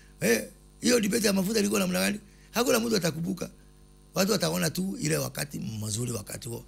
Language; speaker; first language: Swahili; non-native, local second language; Kikuyu